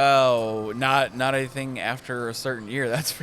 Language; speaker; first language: English; native; English